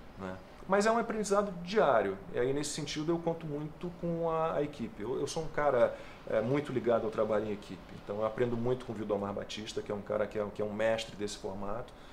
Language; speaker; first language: Portuguese; native; Portuguese